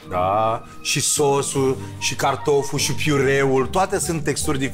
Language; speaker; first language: Romanian; native; Romanian